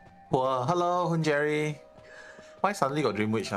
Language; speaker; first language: English; non-native, local second language; Chinese